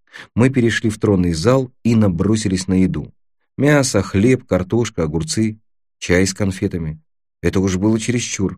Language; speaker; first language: Russian; native; Russian